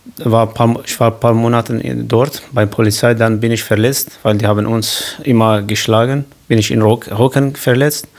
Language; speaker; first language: German; non-native, learner; Kurdish